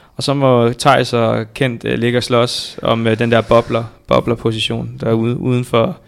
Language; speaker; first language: Danish; native; Danish